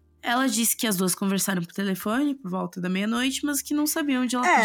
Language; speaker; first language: Portuguese; native; Portuguese